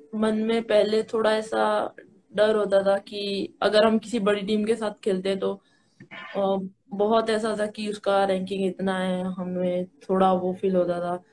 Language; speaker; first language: Hindi; native; Hindi